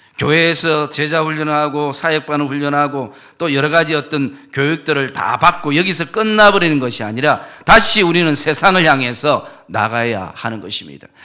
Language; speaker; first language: Korean; native; Korean